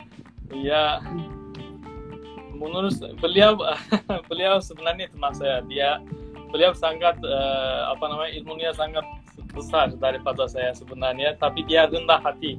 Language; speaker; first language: Indonesian; non-native, fluent; Turkish